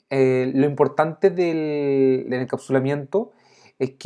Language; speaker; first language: Spanish; native; Spanish